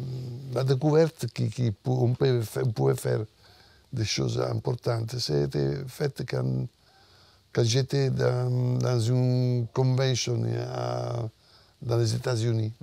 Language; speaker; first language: French; non-native, fluent; Italian